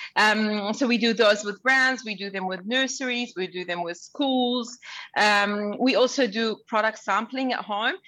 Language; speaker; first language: English; early bilingual, other home language; Arabic